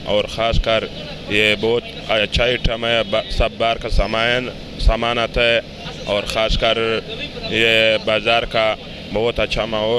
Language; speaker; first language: Hindi; non-native, local second language; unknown